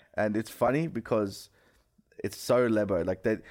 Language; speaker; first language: English; early bilingual, other home language; Hindi